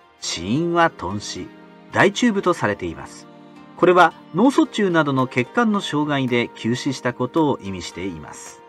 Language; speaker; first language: Japanese; native; Japanese